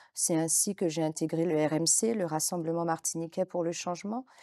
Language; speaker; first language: French; native; French